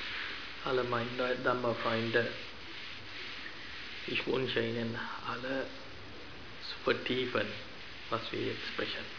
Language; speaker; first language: German; non-native, fluent; Sinhala